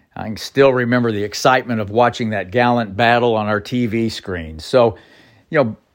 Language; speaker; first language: English; native; English